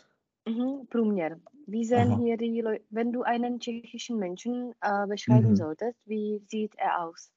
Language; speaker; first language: German; non-native, fluent; Czech